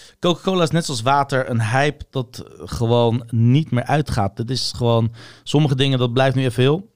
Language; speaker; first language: Dutch; early bilingual, other home language; Bosnian